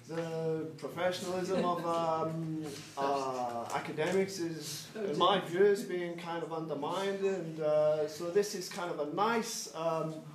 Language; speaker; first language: English; native; English